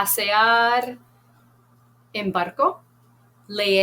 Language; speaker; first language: Spanish; non-native, fluent; English